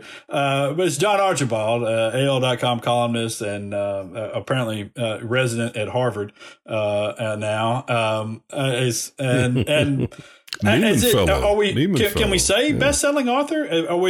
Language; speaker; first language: English; native; English